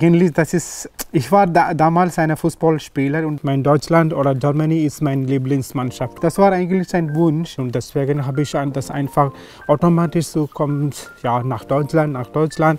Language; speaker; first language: German; non-native, learner; Malayalam